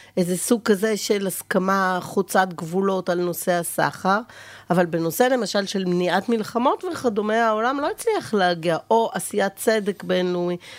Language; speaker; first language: Hebrew; native; Hebrew